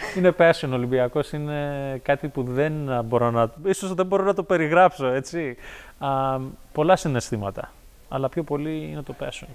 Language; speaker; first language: Greek; early bilingual, heritage; Greek